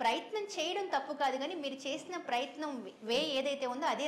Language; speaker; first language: Telugu; native; Telugu